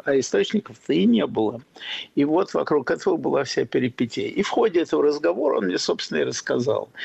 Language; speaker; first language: Russian; native; Russian